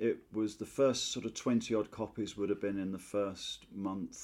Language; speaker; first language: English; native; English